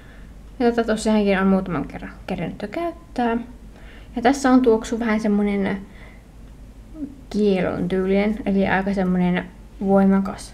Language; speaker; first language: Finnish; native; Finnish